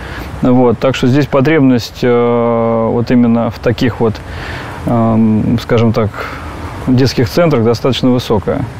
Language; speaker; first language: Russian; native; Russian